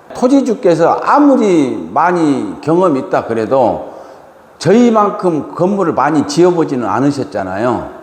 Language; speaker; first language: Korean; native; Korean